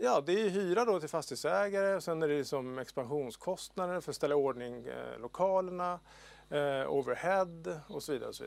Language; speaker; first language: Swedish; native; Swedish